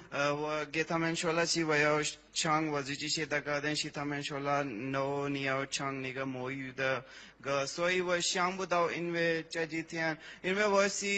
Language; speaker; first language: Chinese; non-native, fluent; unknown